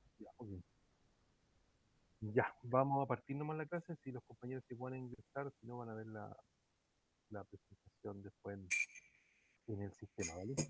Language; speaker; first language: Spanish; native; Spanish